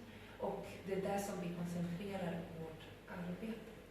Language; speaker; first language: Swedish; non-native, fluent; Spanish